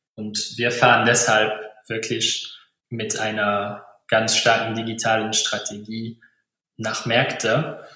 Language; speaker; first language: German; non-native, local second language; Luxembourgish